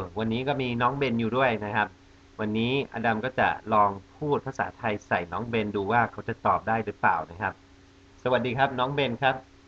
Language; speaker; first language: Thai; non-native, fluent; English